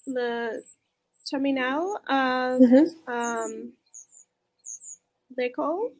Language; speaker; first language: French; non-native, learner; English